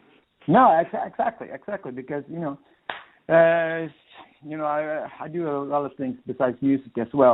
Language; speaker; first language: English; non-native, fluent; Swedish